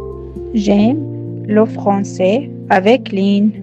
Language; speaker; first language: French; non-native, learner; Arabic